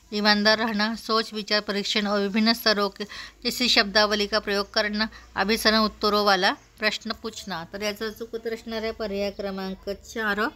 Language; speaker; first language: Hindi; non-native, local second language; Marathi